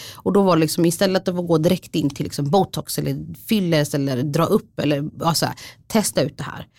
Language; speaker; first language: Swedish; early bilingual, other home language; Somali